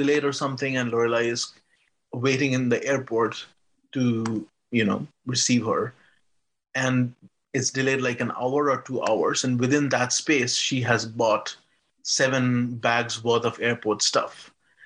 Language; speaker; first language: English; non-native, local second language; Bangla